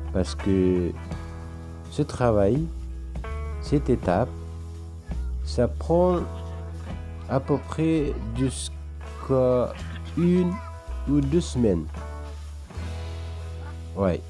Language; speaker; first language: French; non-native, fluent; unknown